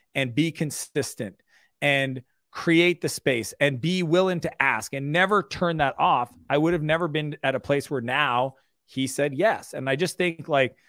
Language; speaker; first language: English; native; English